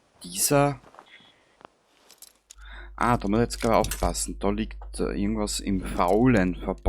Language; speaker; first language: German; native; German